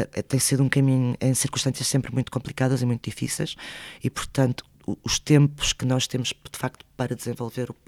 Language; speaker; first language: Portuguese; early bilingual, other home language; Spanish